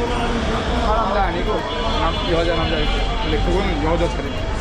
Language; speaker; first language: Korean; non-native, learner; Bangla